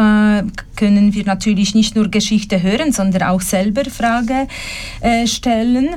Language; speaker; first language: German; non-native, fluent; Polish